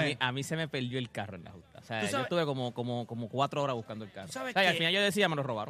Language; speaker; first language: Spanish; native; Spanish